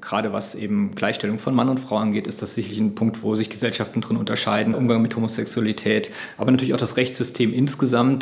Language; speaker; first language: German; native; German